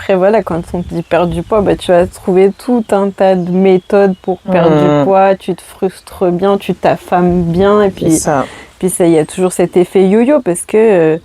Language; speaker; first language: French; native; French